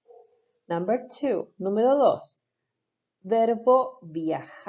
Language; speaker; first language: Spanish; non-native, fluent; English